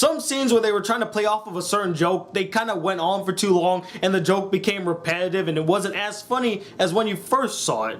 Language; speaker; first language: English; native; English